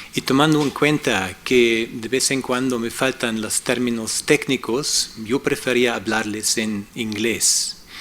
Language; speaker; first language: Spanish; non-native, fluent; German